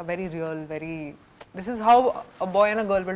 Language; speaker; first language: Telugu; non-native, local second language; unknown